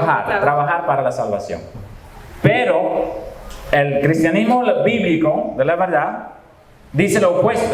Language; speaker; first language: Spanish; non-native, fluent; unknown